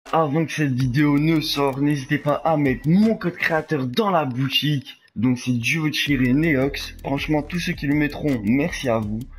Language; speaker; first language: French; native; French